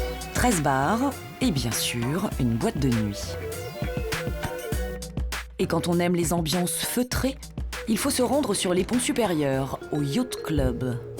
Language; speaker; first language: French; native; French